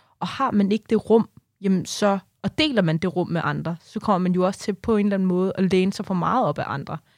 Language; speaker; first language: Danish; early bilingual, other home language; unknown